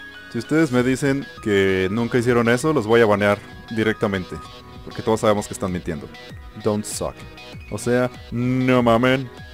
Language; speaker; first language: Spanish; native; Spanish